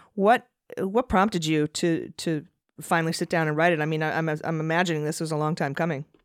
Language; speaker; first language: English; native; English